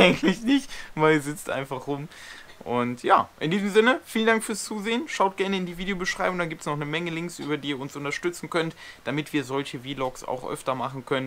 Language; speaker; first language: German; native; German